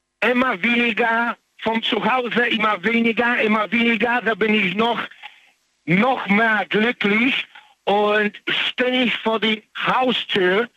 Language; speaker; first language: German; non-native, learner; Polish